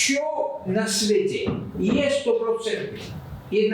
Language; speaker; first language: Slovak; non-native, learner; Russian